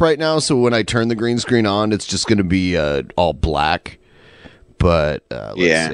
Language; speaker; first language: English; native; English